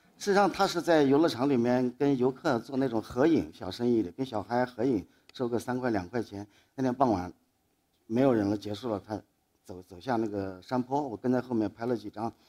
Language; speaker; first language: Chinese; native; Chinese